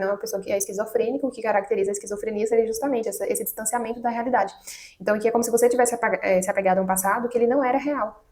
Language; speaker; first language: Portuguese; native; Portuguese